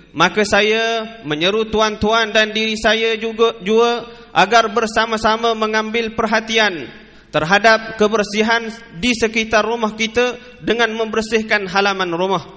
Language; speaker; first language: Malay; native; Malay